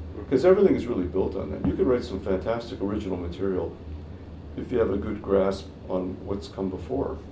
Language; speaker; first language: English; native; English